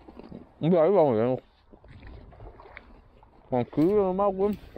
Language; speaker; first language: Spanish; native; Spanish